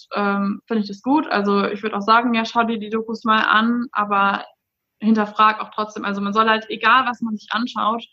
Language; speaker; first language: German; native; German